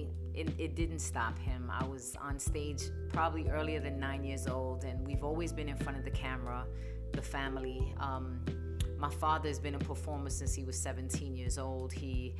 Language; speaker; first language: English; native; English